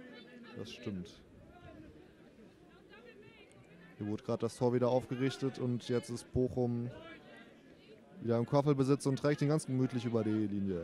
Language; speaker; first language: German; native; German